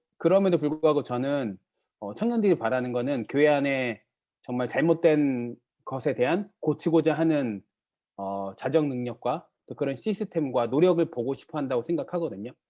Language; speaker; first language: Korean; native; Korean